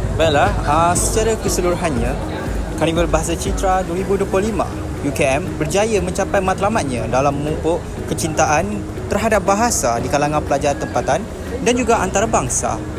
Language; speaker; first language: Malay; native; Malay